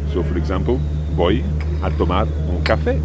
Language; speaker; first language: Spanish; non-native, fluent; English